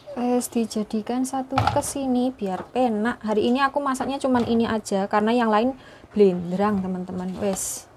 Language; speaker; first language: Indonesian; non-native, local second language; Javanese